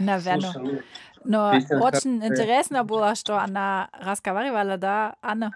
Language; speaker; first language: Russian; non-native, learner; German